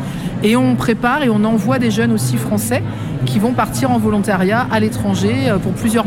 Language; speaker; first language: French; native; French